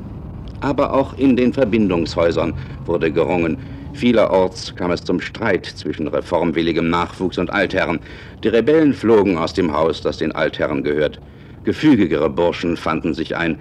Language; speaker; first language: German; native; German